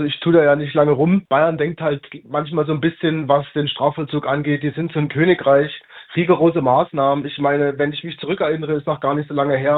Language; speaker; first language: German; native; German